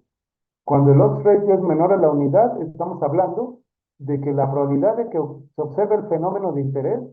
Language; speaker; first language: Spanish; native; Spanish